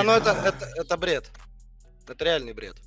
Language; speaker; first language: Russian; native; Russian